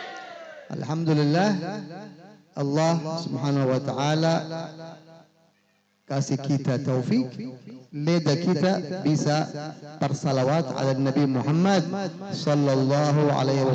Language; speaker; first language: Indonesian; non-native, fluent; Arabic